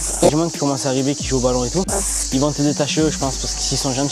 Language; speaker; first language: French; native; French